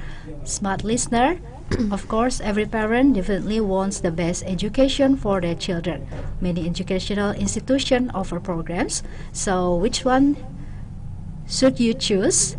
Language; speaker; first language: English; non-native, local second language; Indonesian